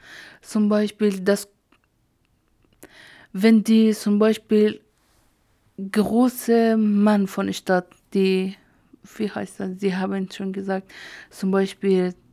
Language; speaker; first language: German; non-native, learner; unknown